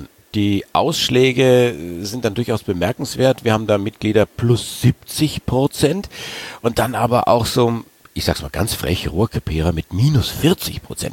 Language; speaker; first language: German; native; German